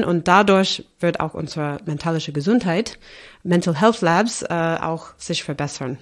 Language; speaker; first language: German; non-native, fluent; English